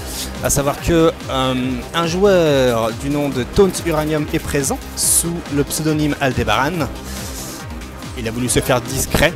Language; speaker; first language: French; native; French